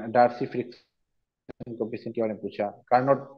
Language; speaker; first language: Hindi; native; Hindi